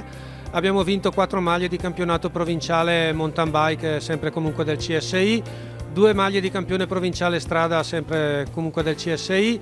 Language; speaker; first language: Italian; native; Italian